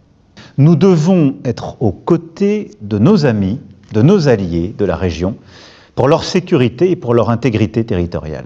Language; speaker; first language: French; native; French